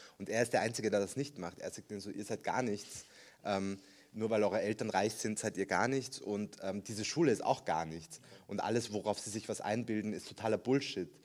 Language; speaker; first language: German; early bilingual, other home language; Spanish